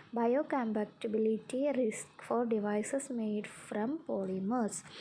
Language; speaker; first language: English; non-native, local second language; Malayalam